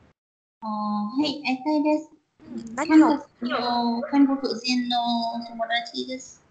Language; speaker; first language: Japanese; non-native, learner; Vietnamese